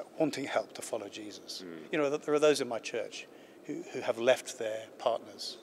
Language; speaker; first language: English; native; English